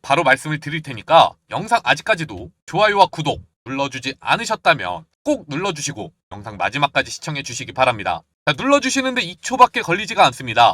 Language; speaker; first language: Korean; native; Korean